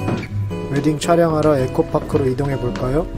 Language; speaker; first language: Korean; native; Korean